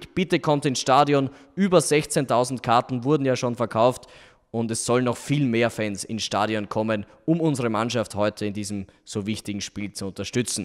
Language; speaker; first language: German; native; German